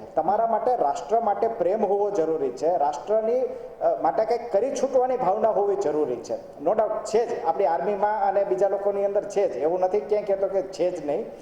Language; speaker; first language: Gujarati; native; Gujarati